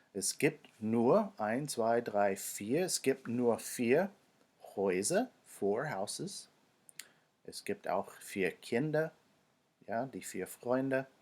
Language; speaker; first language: German; non-native, fluent; English